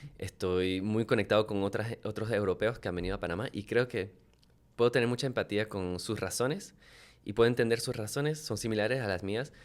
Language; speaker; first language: Spanish; early bilingual, other home language; French